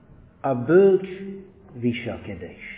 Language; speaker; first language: Hungarian; non-native, fluent; English